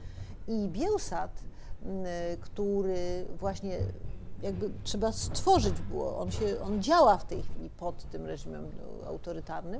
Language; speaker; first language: Polish; native; Polish